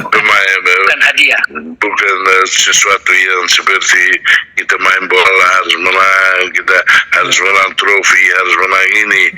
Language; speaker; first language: Indonesian; non-native, fluent; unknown